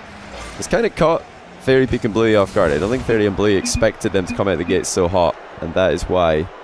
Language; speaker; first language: English; native; English